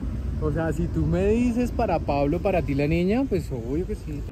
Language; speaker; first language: Spanish; native; Spanish